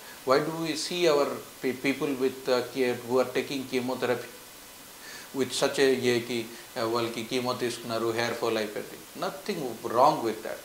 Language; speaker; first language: Telugu; non-native, fluent; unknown